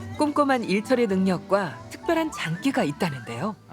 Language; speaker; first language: Korean; native; Korean